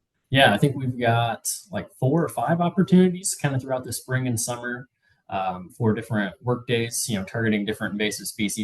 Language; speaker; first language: English; native; English